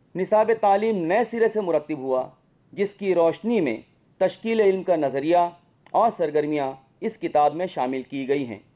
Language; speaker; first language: Urdu; native; Urdu